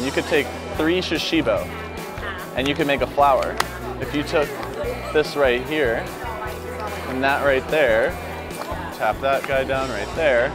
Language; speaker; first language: English; native; English